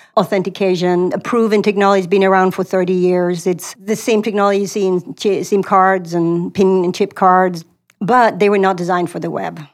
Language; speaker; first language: English; non-native, fluent; Swedish